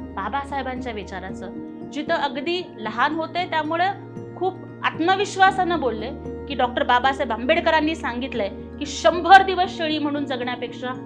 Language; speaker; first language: Marathi; non-native, local second language; Telugu